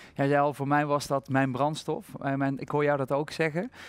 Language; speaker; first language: Dutch; native; Dutch